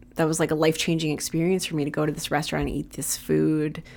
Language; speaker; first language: English; native; English